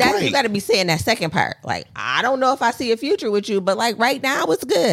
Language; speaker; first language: English; native; English